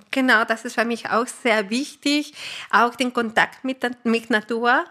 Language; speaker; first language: German; non-native, fluent; Spanish